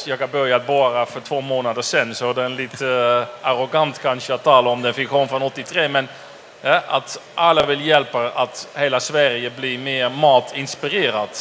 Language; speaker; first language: Swedish; non-native, fluent; Dutch